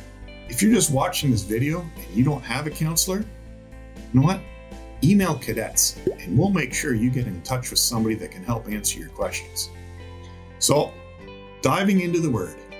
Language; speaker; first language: English; native; English